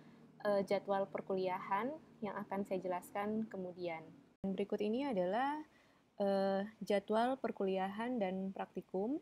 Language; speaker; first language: Indonesian; native; Indonesian